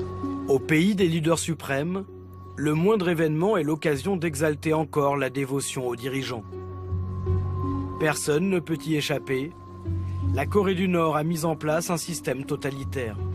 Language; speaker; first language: French; native; French